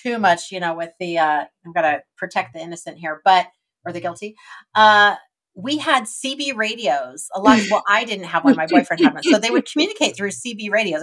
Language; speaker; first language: English; native; English